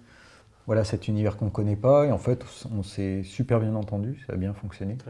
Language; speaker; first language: French; native; French